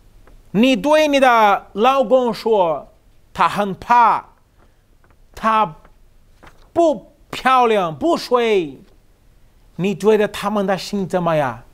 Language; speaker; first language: Chinese; non-native, learner; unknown